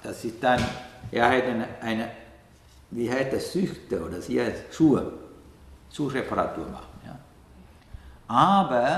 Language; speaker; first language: German; non-native, fluent; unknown